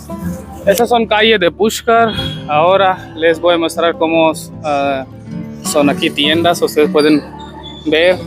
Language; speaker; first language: Spanish; non-native, learner; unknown